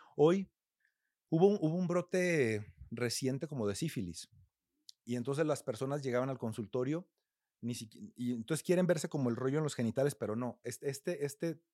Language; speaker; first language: Spanish; native; Spanish